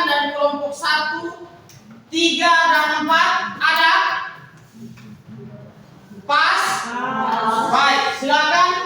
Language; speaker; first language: Indonesian; native; Indonesian